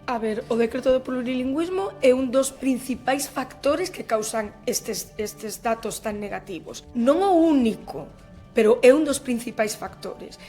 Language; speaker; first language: Galician; non-native, local second language; Spanish